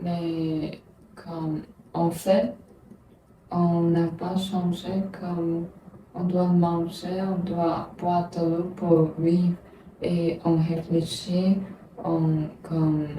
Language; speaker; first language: French; non-native, learner; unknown